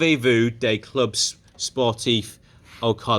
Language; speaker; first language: French; non-native, fluent; English